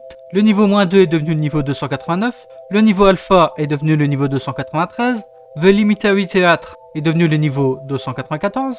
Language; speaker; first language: French; native; French